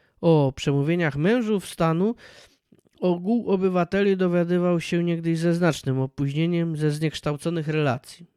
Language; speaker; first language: Polish; native; Polish